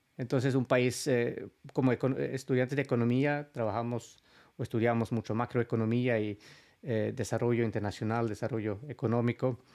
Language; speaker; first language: Spanish; non-native, fluent; Swedish